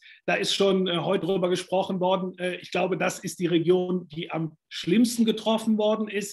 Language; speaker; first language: German; native; German